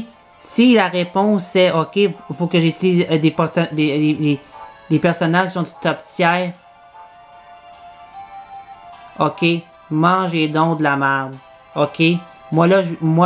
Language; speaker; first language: French; native; French